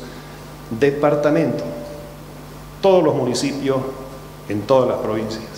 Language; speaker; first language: Spanish; native; Spanish